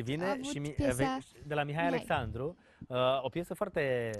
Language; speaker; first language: Romanian; native; Romanian